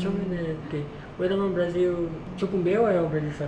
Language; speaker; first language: Korean; non-native, learner; Portuguese